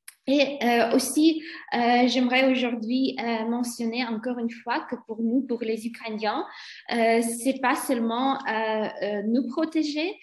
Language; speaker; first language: French; non-native, fluent; Ukrainian